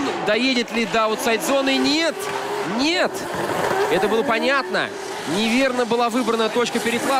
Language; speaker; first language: Russian; native; Russian